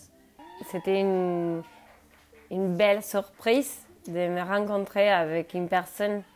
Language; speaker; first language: French; non-native, fluent; Spanish